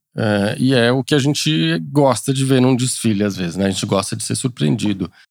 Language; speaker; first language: Portuguese; non-native, fluent; French